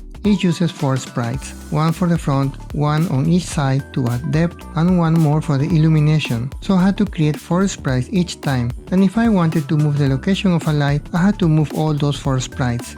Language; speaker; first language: English; non-native, fluent; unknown